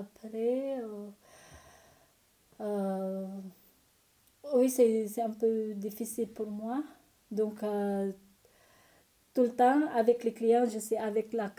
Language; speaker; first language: French; non-native, learner; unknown